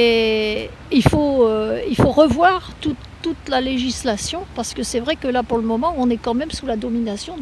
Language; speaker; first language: French; native; French